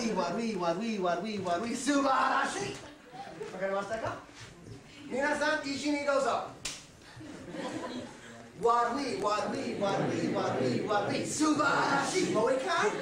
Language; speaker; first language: Japanese; non-native, learner; English